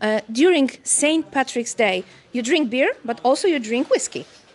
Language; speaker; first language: English; non-native, fluent; Polish